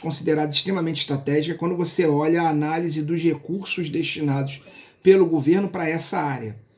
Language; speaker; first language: Portuguese; native; Portuguese